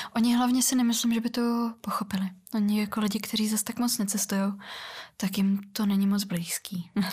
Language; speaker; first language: Czech; early bilingual, other home language; Russian